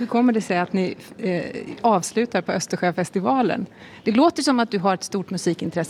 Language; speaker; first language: Swedish; native; Swedish